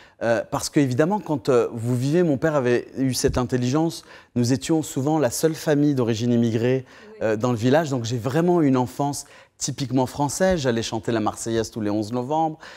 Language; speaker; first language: French; early bilingual, other home language; Tachelhit